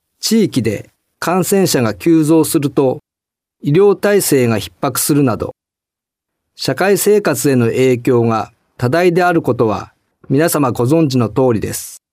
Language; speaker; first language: Japanese; native; Japanese